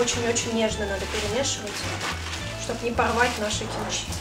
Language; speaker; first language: Russian; native; Russian